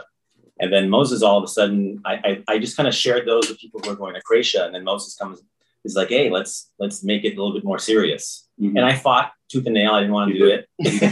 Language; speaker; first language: English; early bilingual, other home language; Croatian